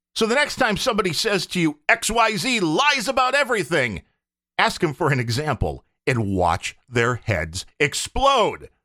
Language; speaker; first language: English; native; English